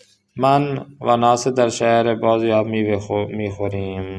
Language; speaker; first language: Persian; non-native, fluent; Urdu